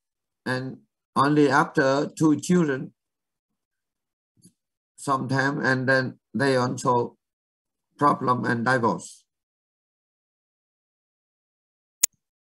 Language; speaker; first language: English; non-native, learner; Vietnamese